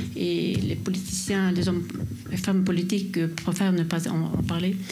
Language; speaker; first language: French; non-native, fluent; Swedish